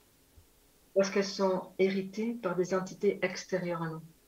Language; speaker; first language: French; non-native, fluent; Spanish